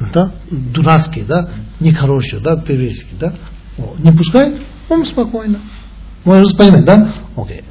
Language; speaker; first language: Russian; non-native, learner; Tibetan